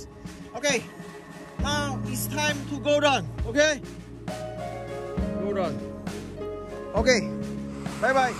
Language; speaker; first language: English; non-native, learner; Indonesian